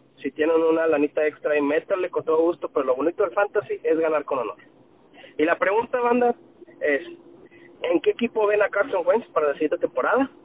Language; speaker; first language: Spanish; native; Spanish